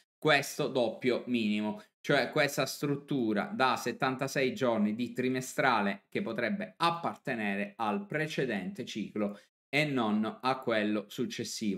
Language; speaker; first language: Italian; native; Italian